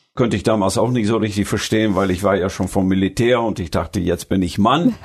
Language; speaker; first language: German; early bilingual, other home language; Russian